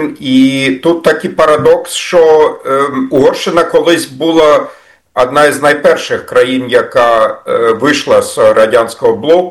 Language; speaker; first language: Ukrainian; non-native, fluent; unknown